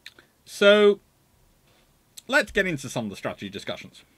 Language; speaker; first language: English; native; English